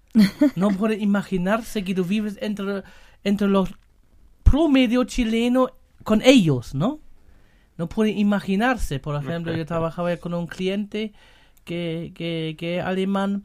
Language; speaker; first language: Spanish; non-native, fluent; German